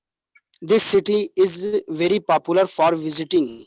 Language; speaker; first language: English; non-native, learner; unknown